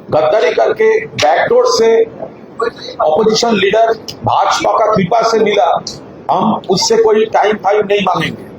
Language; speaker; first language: Hindi; non-native, local second language; Bangla